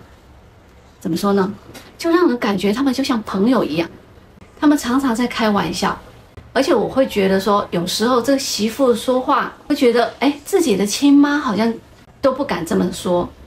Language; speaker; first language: Chinese; native; Chinese